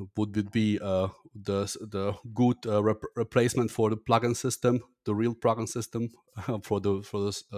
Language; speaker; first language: English; non-native, fluent; German